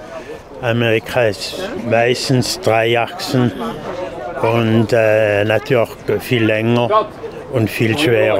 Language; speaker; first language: German; non-native, fluent; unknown